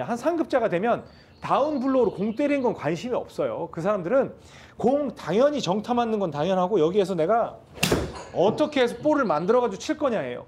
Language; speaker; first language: Korean; native; Korean